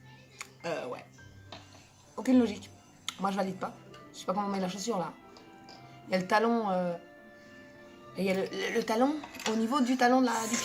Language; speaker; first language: French; native; French